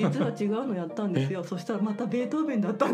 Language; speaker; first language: Japanese; native; Japanese